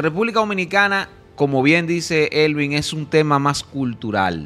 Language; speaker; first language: Spanish; native; Spanish